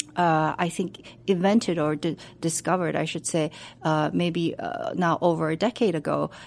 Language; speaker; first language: English; non-native, fluent; Chinese